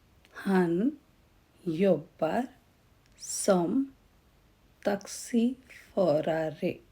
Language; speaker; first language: Swedish; non-native, fluent; Urdu